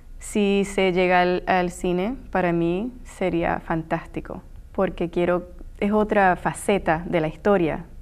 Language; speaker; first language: Spanish; native; Spanish